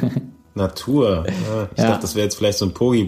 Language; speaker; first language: German; native; German